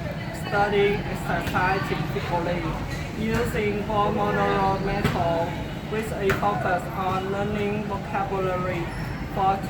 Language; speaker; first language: English; non-native, learner; Vietnamese